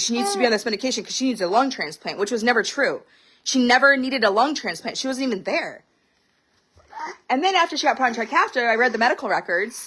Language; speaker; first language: English; native; English